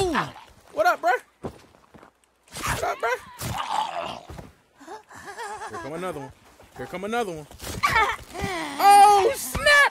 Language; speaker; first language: English; native; English